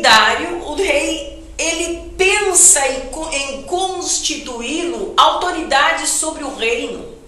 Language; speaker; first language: Portuguese; native; Portuguese